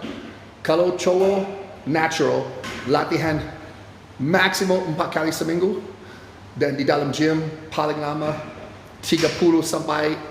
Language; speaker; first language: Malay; non-native, fluent; English